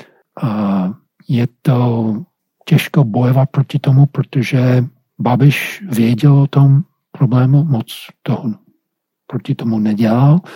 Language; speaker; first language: Czech; non-native, fluent; English